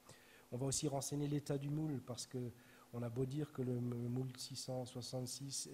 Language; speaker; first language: French; native; French